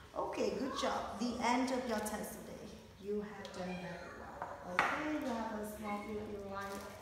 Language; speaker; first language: English; non-native, fluent; Vietnamese